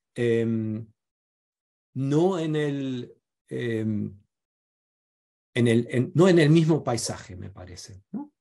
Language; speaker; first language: Spanish; non-native, fluent; German